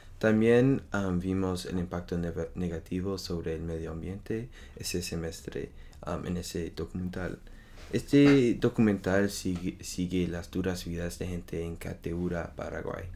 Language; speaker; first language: Spanish; non-native, learner; French